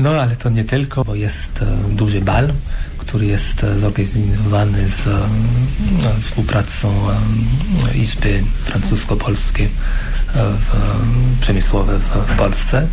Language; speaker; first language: Polish; non-native, fluent; French